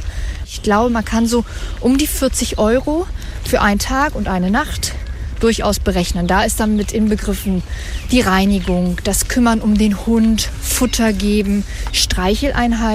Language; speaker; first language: German; native; German